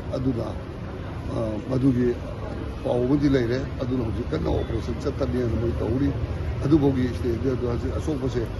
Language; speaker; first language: Manipuri; native; Manipuri